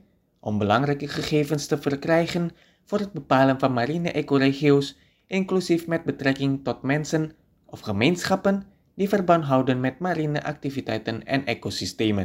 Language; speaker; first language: Dutch; non-native, fluent; Indonesian